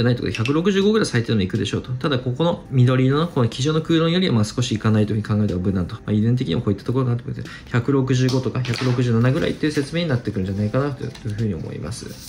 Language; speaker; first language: Japanese; native; Japanese